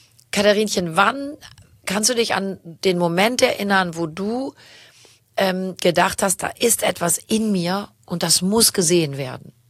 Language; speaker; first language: German; native; German